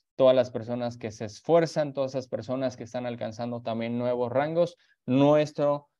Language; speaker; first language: Spanish; native; Spanish